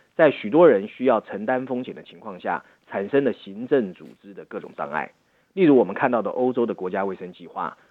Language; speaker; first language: Chinese; native; Chinese